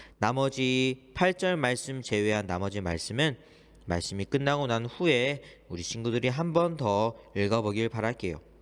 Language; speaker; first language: Korean; native; Korean